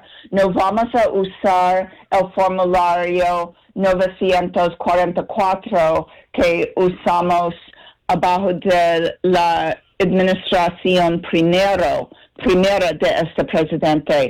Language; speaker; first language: Spanish; non-native, learner; English